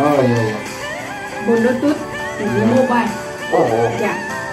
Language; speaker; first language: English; non-native, learner; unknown